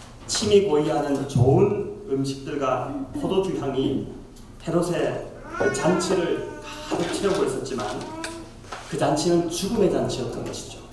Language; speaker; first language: Korean; native; Korean